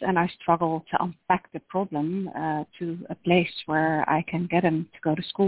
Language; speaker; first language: English; non-native, fluent; Dutch